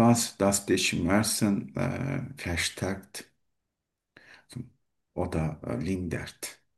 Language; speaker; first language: German; non-native, learner; Turkish